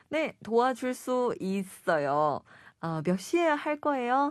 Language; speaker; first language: Korean; non-native, fluent; Chinese